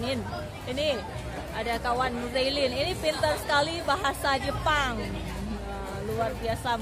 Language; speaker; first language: Indonesian; native; Indonesian